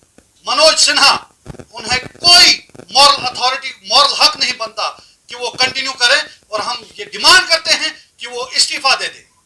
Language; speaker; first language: Hindi; non-native, local second language; Kashmiri